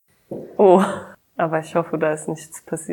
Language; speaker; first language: German; native; German